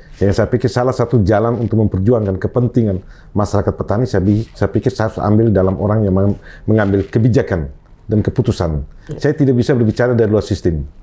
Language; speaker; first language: Indonesian; non-native, local second language; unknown